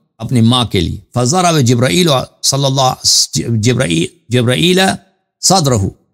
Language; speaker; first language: Urdu; non-native, fluent; Persian